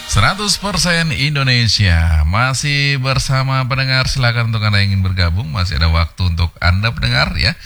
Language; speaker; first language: Indonesian; native; Indonesian